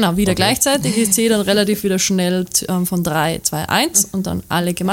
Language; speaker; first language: German; native; German